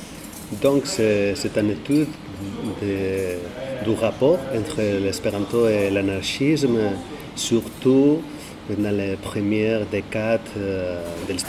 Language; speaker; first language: French; non-native, fluent; Catalan